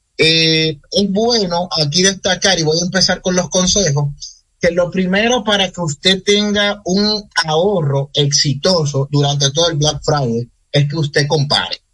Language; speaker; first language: Spanish; native; Spanish